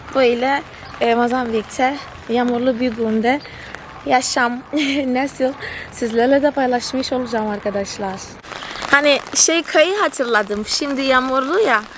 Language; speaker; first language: Turkish; non-native, fluent; Portuguese